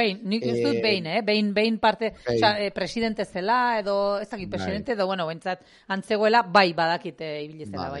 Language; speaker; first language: Basque; native; Basque